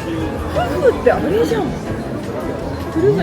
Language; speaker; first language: Japanese; native; Japanese